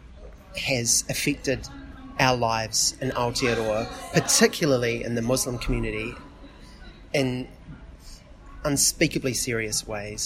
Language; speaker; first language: English; native; English